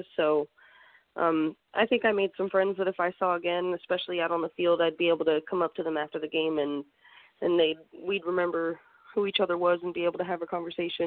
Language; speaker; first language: English; native; English